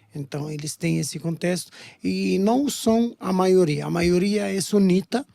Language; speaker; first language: Portuguese; non-native, fluent; Arabic